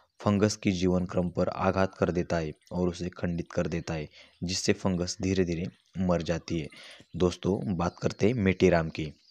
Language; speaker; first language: Hindi; non-native, local second language; Marathi